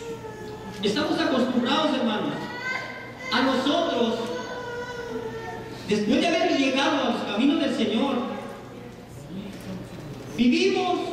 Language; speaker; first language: Spanish; native; Spanish